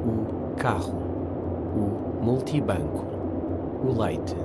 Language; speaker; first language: Portuguese; non-native, learner; English